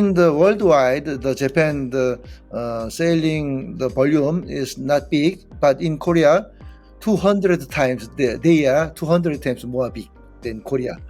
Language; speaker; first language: English; non-native, learner; Korean